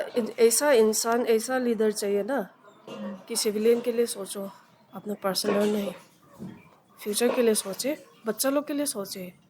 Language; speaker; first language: Hindi; non-native, local second language; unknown